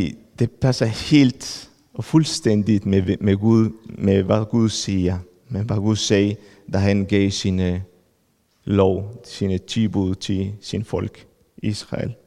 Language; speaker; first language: Danish; non-native, fluent; Spanish